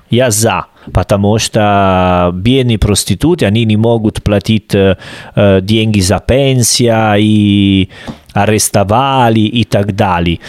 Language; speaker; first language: Russian; non-native, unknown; Italian